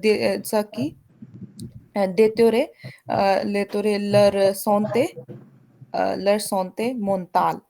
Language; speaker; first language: French; non-native, learner; Hindi